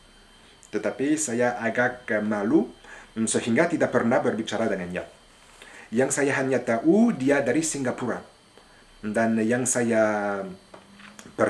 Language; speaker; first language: Indonesian; non-native, fluent; French